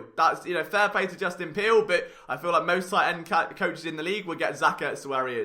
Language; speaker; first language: English; native; English